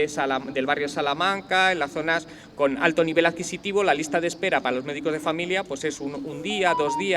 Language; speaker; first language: Spanish; native; Spanish